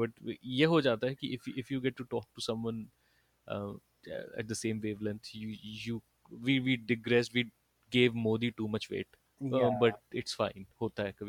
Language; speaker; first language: English; non-native, local second language; Bangla